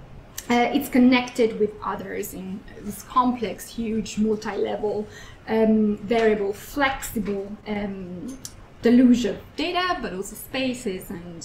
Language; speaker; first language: English; non-native, fluent; Italian